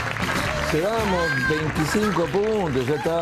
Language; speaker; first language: Spanish; native; Spanish